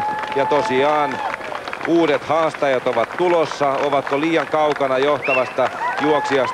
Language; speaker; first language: Finnish; native; Finnish